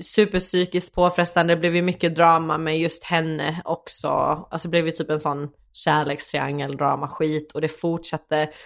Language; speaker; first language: Swedish; native; Swedish